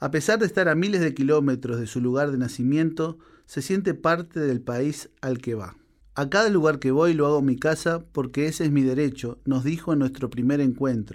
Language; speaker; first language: Spanish; native; Spanish